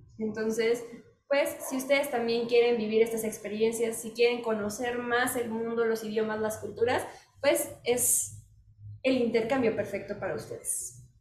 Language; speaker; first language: Spanish; native; Spanish